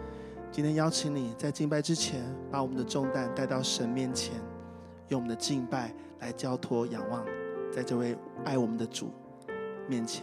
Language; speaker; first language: Chinese; native; Chinese